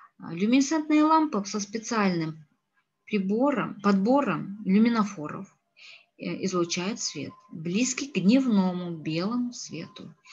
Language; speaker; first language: Russian; non-native, local second language; Kazakh